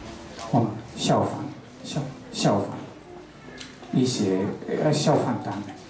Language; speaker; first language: Chinese; non-native, fluent; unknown